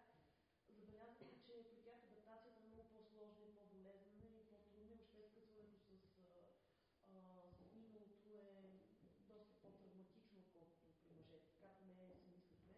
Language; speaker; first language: Bulgarian; native; Bulgarian